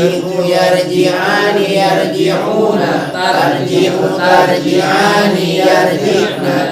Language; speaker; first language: Arabic; non-native, learner; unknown